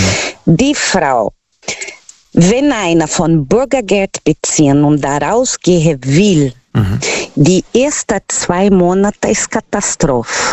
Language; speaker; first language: German; non-native, learner; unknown